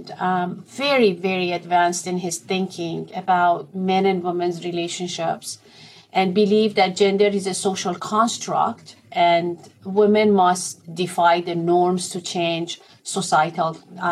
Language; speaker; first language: English; non-native, fluent; Persian